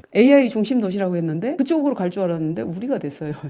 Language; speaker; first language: Korean; native; Korean